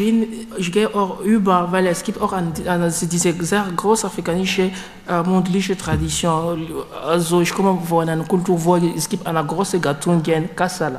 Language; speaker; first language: German; non-native, learner; French